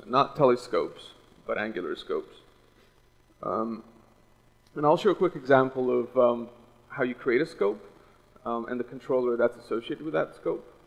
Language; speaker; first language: English; non-native, fluent; Russian